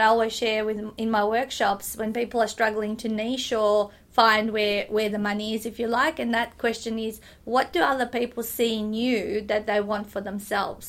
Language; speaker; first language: English; non-native, fluent; Macedonian